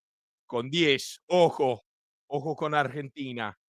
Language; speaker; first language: Spanish; early bilingual, heritage; Spanish